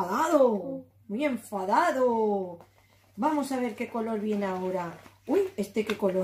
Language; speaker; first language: Spanish; native; Spanish